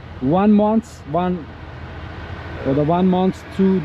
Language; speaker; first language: English; non-native, learner; Turkish